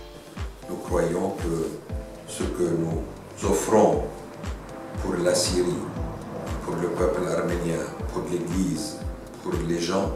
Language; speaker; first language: French; non-native, fluent; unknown